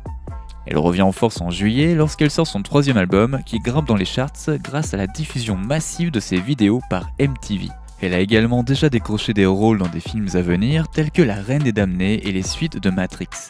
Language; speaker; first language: French; native; French